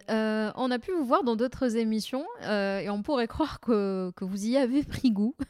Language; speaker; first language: French; non-native, local second language; Arabic